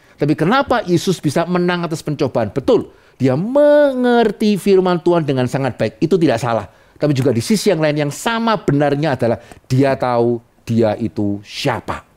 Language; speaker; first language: Indonesian; native; Indonesian